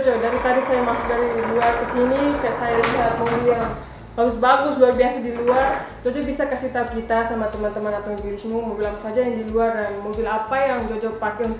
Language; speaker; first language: Indonesian; non-native, local second language; Tetum